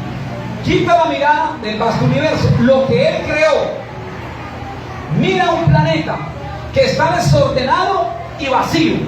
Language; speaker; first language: Spanish; native; Spanish